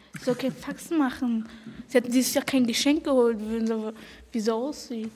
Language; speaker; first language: German; early bilingual, other home language; Turkish